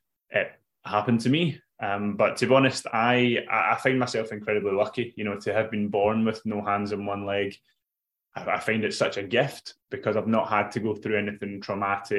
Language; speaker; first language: English; native; English